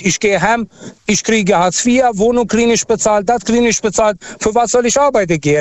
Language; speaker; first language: German; non-native, fluent; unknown